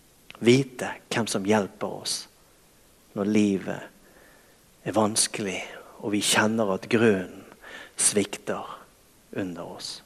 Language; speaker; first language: Norwegian; native; Norwegian